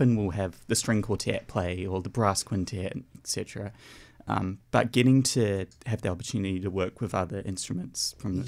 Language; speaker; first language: English; native; English